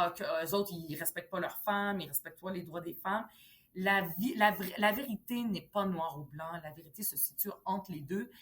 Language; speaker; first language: French; early bilingual, other home language; Arabic